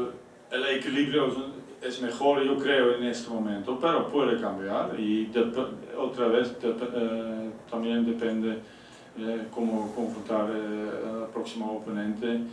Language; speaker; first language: Spanish; non-native, fluent; Dutch